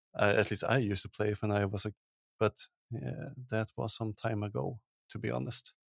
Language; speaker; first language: English; non-native, fluent; Swedish